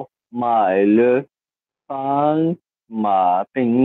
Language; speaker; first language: Chinese; non-native, learner; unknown